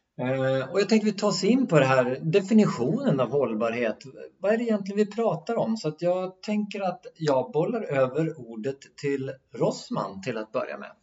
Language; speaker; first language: Swedish; native; Swedish